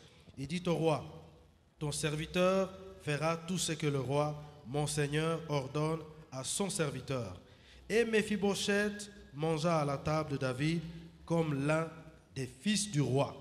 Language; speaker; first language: French; non-native, local second language; Lingala